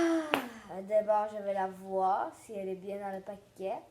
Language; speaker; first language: French; native; French